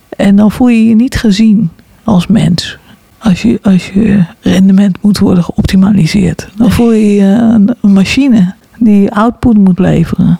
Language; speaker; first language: Dutch; native; Dutch